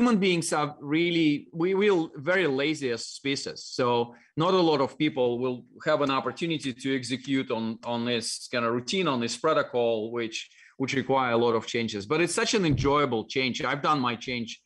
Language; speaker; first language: English; non-native, fluent; Russian